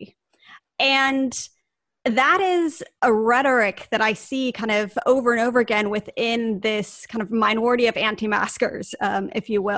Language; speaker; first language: English; native; English